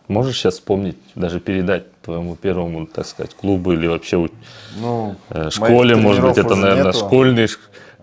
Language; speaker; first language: Russian; native; Russian